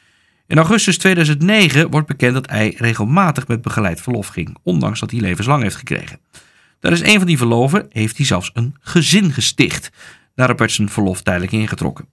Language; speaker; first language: Dutch; native; Dutch